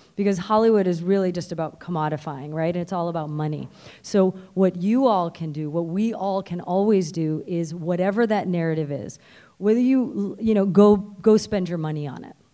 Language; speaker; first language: English; native; English